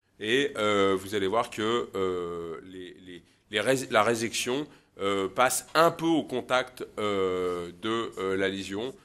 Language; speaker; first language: French; native; French